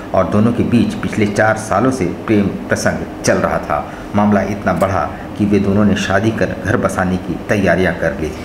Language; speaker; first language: Hindi; native; Hindi